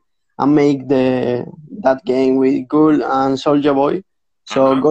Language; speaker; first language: English; non-native, fluent; Spanish